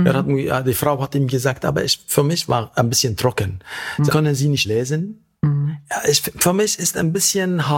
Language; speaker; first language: German; non-native, learner; Arabic